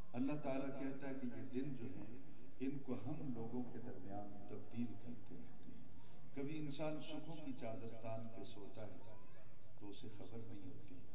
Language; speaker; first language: Urdu; non-native, local second language; Punjabi